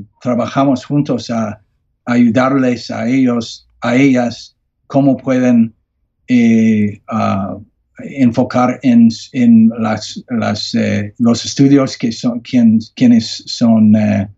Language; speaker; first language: Spanish; non-native, learner; English